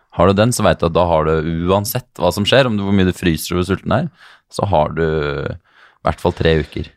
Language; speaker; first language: Norwegian; native; Norwegian